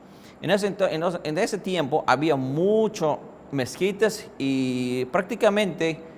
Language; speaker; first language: Spanish; non-native, fluent; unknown